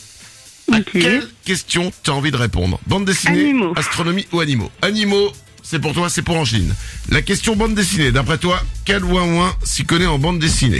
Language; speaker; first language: French; native; French